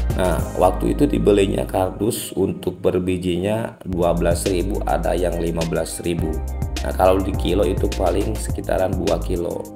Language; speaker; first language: Indonesian; non-native, local second language; Sundanese